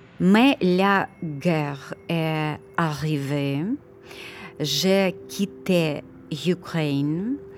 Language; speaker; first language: French; non-native, learner; Ukrainian